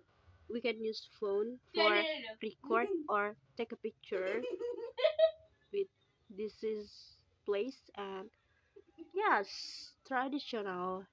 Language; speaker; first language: English; non-native, local second language; Indonesian